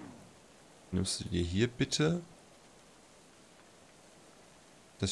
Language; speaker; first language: German; native; German